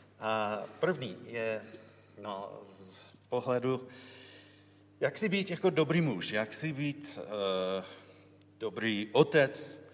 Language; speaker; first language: Czech; non-native, learner; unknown